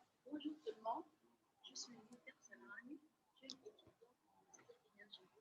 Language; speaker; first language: French; non-native, local second language; Arabic